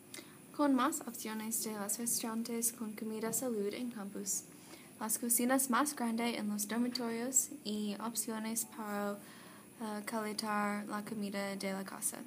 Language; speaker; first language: Spanish; non-native, learner; English